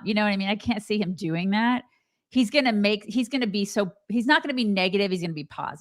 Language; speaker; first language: English; native; English